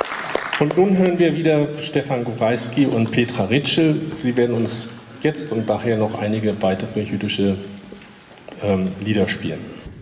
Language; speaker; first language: German; native; German